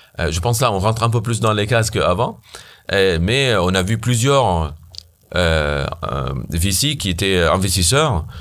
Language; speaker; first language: French; non-native, fluent; Arabic